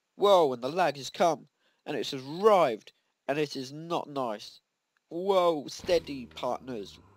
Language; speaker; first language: English; native; English